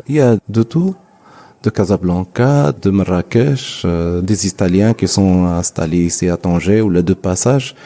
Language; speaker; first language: French; non-native, local second language; Arabic